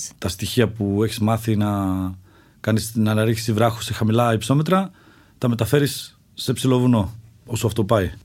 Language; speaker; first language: Greek; early bilingual, other home language; Czech